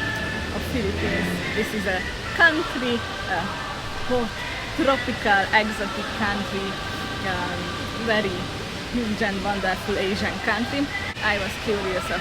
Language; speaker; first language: English; non-native, learner; Hungarian